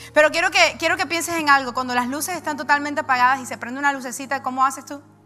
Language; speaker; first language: Spanish; early bilingual, heritage; Spanish